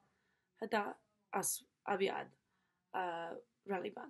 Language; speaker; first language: Arabic; non-native, learner; English